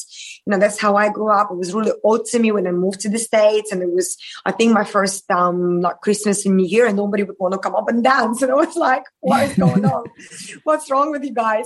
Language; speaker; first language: English; non-native, fluent; Russian